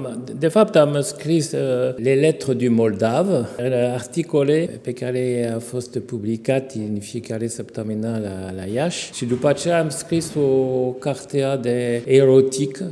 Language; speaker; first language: Romanian; non-native, fluent; French